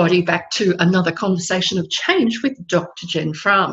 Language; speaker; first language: English; native; English